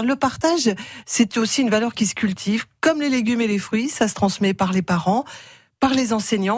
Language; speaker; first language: French; native; French